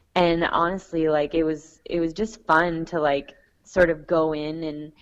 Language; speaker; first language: English; native; English